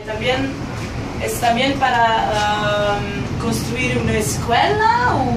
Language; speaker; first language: Spanish; non-native, learner; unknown